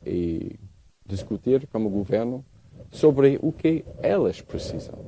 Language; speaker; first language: Portuguese; non-native, learner; English